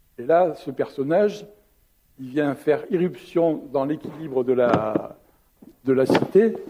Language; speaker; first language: French; native; French